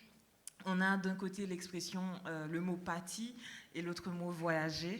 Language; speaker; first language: French; non-native, local second language; Haitian Creole